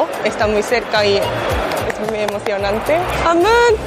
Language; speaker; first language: Spanish; non-native, learner; Japanese